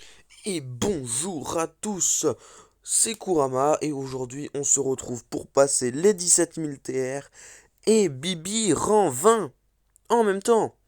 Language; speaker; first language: French; native; French